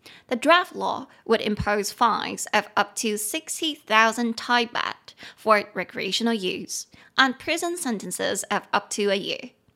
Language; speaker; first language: English; non-native, fluent; Chinese